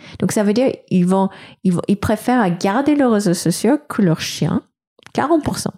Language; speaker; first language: French; non-native, fluent; Korean